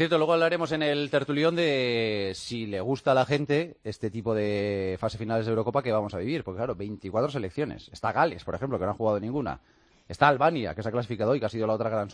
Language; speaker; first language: Spanish; native; Spanish